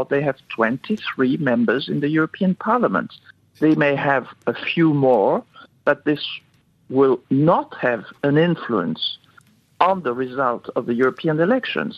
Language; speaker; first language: English; non-native, fluent; French